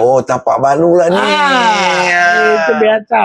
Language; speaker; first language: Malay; non-native, local second language; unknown